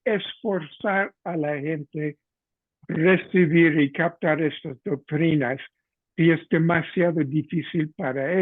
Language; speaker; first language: Spanish; non-native, fluent; English